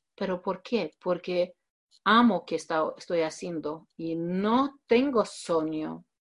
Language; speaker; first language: Spanish; non-native, fluent; Romanian